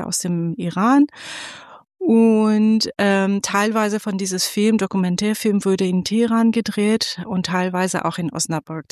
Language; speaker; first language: German; non-native, fluent; Persian